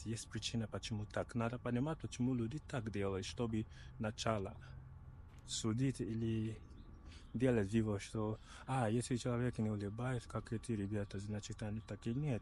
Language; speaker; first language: Russian; non-native, learner; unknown